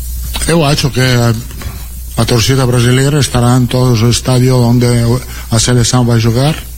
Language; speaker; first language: Portuguese; non-native, learner; Italian